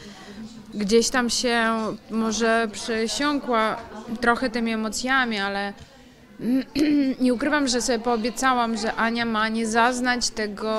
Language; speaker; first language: Polish; non-native, fluent; Ukrainian